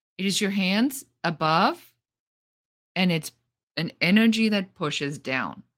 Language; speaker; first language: English; non-native, fluent; German